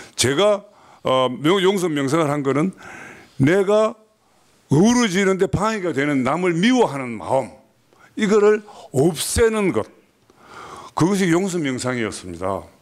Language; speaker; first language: Korean; native; Korean